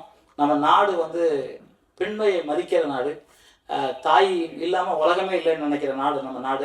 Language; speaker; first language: Tamil; native; Tamil